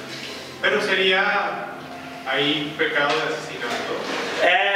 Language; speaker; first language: Spanish; native; Spanish